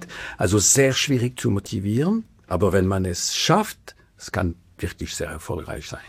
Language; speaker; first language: German; non-native, local second language; French